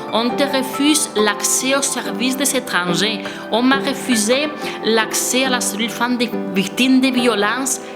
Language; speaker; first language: French; non-native, fluent; Spanish